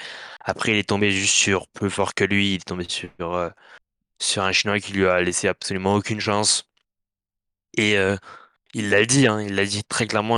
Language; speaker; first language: French; native; French